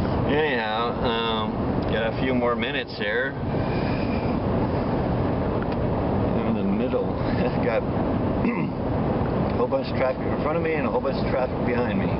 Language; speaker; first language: English; native; English